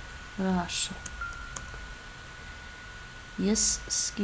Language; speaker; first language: Lithuanian; non-native, learner; English